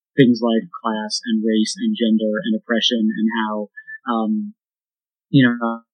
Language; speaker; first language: English; native; English